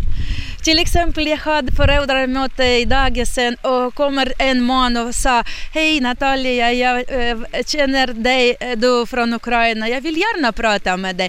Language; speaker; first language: Swedish; non-native, learner; Ukrainian